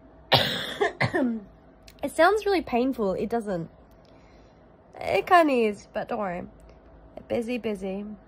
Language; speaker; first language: English; native; English